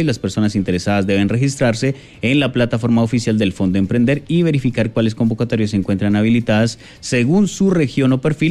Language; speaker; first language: Spanish; native; Spanish